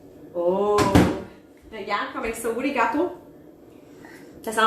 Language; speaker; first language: French; native; French